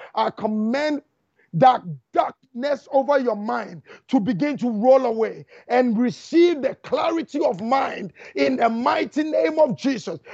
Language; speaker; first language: English; non-native, local second language; Akan